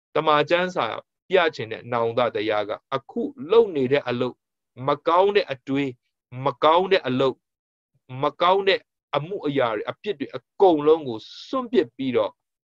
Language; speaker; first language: Burmese; non-native, local second language; Tedim Chin